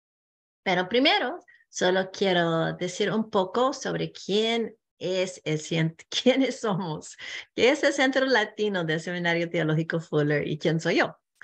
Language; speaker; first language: Spanish; non-native, fluent; English